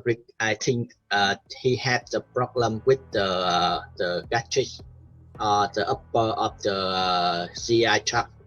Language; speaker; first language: English; non-native, learner; Vietnamese